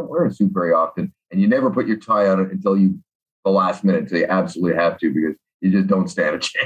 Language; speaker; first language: English; native; English